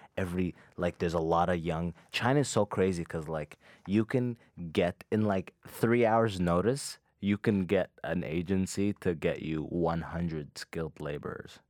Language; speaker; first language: English; early bilingual, other home language; Arabic